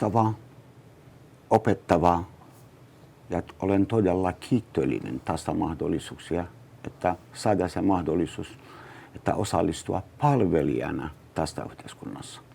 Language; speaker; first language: Finnish; non-native, learner; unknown